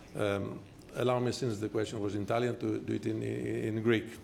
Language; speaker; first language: English; non-native, fluent; Greek